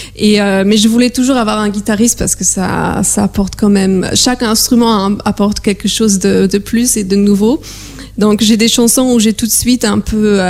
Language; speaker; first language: French; non-native, fluent; Polish